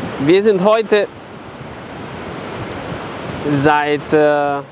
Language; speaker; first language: German; non-native, fluent; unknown